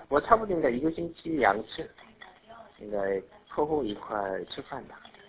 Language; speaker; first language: Chinese; non-native, learner; Korean